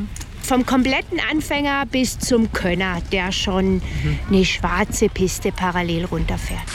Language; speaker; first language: German; native; German